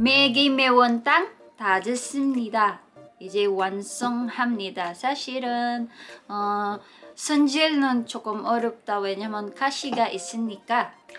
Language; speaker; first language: Korean; non-native, learner; Filipino